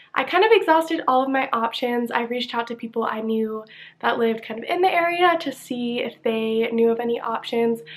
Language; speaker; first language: English; native; English